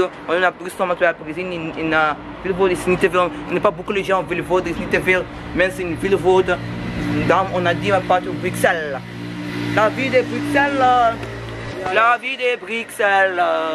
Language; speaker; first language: French; non-native, local second language; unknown